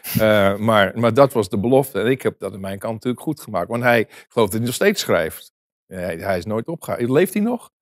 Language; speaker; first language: Dutch; native; Dutch